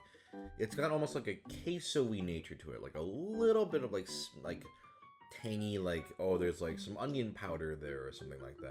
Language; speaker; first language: English; native; English